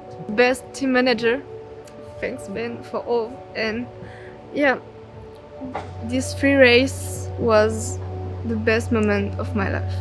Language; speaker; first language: English; non-native, learner; French